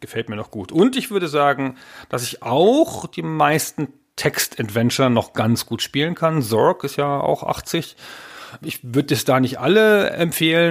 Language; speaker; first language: German; native; German